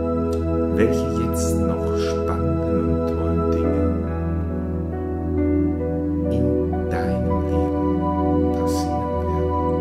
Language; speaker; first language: German; native; German